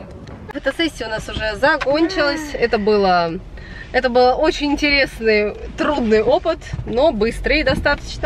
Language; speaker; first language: Russian; native; Russian